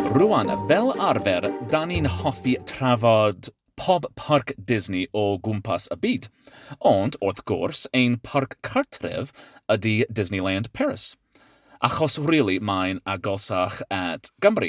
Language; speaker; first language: Welsh; non-native, learner; English